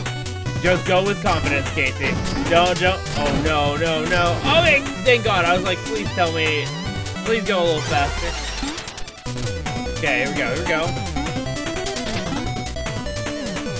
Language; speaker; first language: English; native; English